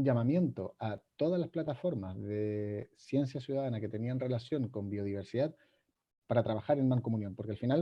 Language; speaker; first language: Spanish; native; Spanish